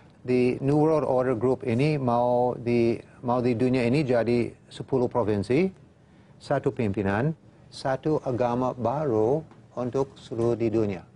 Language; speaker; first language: Indonesian; non-native, fluent; English